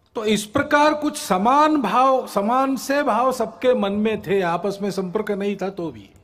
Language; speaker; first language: Hindi; non-native, local second language; Marathi